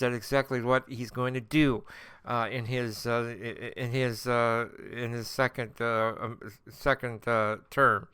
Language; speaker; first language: English; native; English